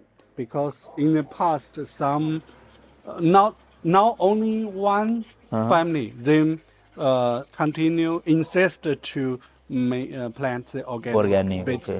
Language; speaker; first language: English; non-native, learner; Chinese